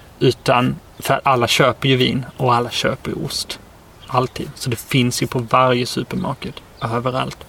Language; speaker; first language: Swedish; native; Swedish